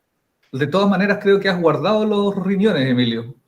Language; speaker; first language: Spanish; native; Spanish